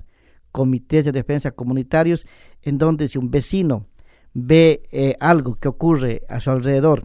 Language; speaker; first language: Spanish; native; Spanish